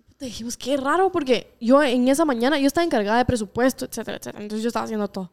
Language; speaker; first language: Spanish; native; Spanish